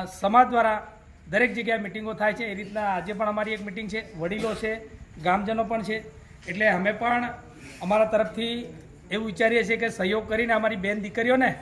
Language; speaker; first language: Gujarati; non-native, local second language; Bhili